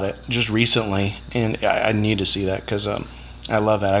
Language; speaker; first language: English; native; English